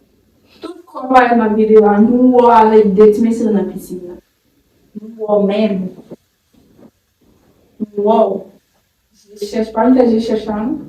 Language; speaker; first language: French; non-native, local second language; Haitian Creole